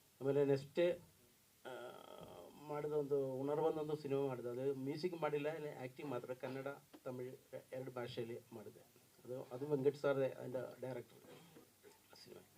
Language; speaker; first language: Kannada; non-native, learner; Malayalam